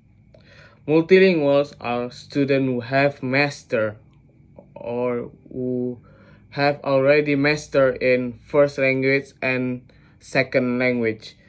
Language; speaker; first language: English; non-native, learner; Indonesian